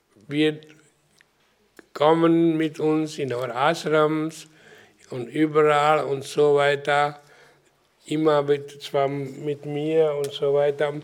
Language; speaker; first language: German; non-native, learner; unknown